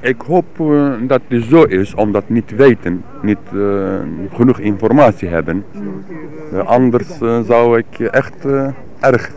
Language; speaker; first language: Dutch; non-native, learner; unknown